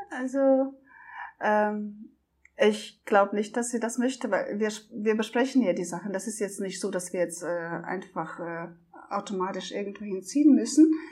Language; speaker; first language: German; non-native, fluent; Russian